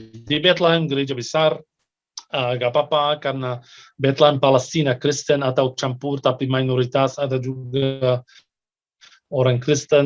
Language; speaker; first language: Indonesian; non-native, fluent; Arabic